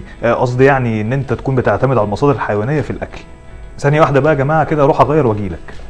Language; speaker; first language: Arabic; native; Arabic